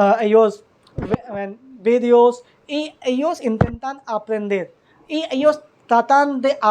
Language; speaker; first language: Spanish; non-native, learner; Hindi